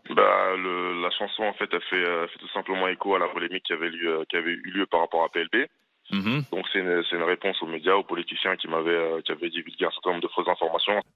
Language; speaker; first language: French; native; French